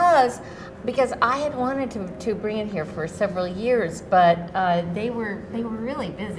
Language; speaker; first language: English; native; English